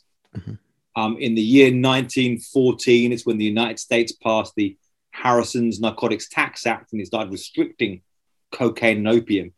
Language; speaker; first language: English; native; English